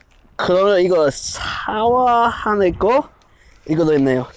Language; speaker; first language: Korean; non-native, fluent; English